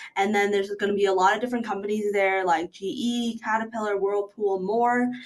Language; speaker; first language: English; native; English